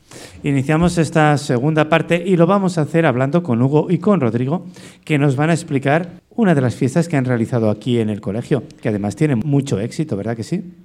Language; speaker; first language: Spanish; native; Spanish